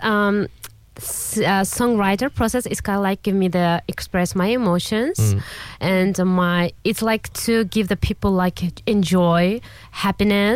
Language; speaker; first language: English; non-native, learner; Kazakh